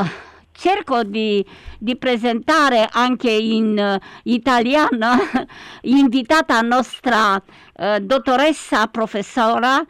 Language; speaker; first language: Italian; non-native, learner; Romanian